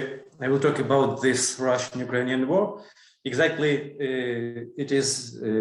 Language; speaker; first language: English; non-native, learner; Ukrainian